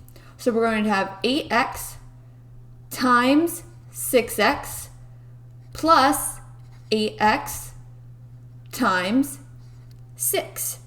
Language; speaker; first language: English; native; English